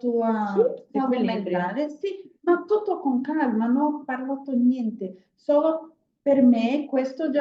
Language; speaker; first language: Italian; non-native, learner; Portuguese